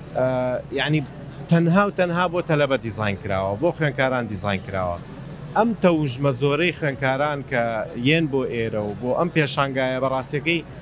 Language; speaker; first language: Central Kurdish; non-native, local second language; Gurani